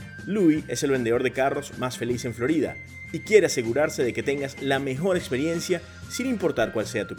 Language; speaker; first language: Spanish; native; Spanish